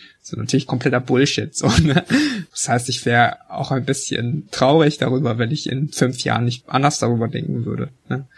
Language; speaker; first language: German; early bilingual, other home language; Korean